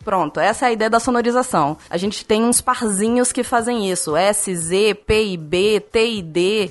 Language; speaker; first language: Portuguese; native; Portuguese